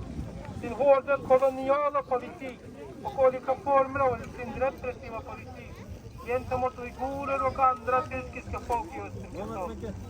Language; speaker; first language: Swedish; non-native, fluent; Uyghur